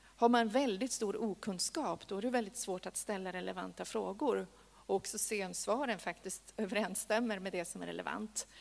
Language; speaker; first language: Swedish; native; Swedish